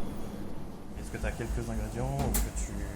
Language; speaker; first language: French; native; French